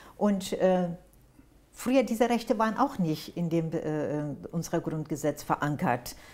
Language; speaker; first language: German; non-native, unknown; Turkish